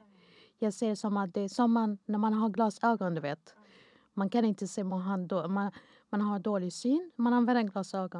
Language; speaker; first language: Swedish; non-native, fluent; Arabic